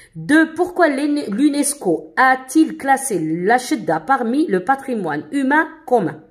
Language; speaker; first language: French; non-native, local second language; Arabic